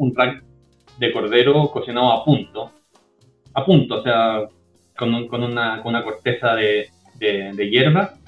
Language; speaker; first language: Spanish; native; Spanish